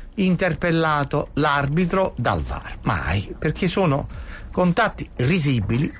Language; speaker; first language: Italian; native; Italian